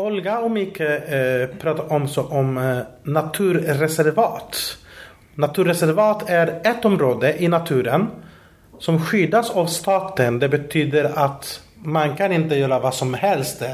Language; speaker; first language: Swedish; non-native, fluent; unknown